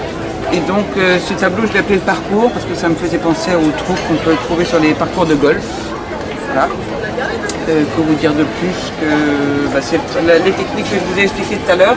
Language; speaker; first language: French; native; French